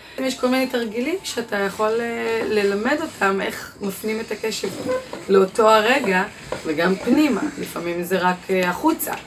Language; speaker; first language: Hebrew; native; Hebrew